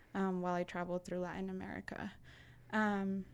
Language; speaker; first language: English; early bilingual, other home language; Spanish